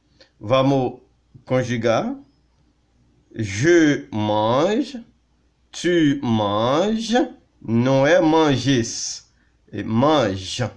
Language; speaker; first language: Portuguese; non-native, learner; Haitian Creole